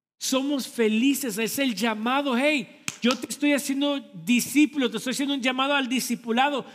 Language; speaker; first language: Spanish; early bilingual, heritage; Spanish